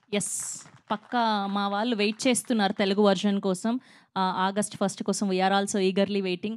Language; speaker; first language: Telugu; native; Telugu